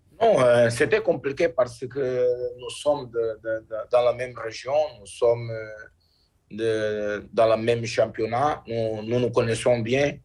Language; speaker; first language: French; non-native, learner; Portuguese